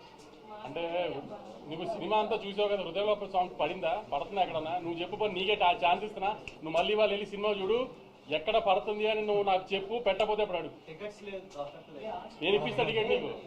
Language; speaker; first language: Telugu; native; Telugu